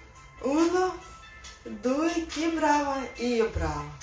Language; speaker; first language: Italian; non-native, learner; Russian